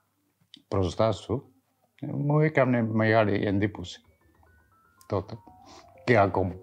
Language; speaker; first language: Greek; non-native, fluent; French